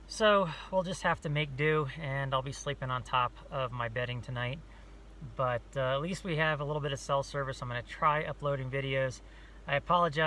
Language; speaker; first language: English; native; English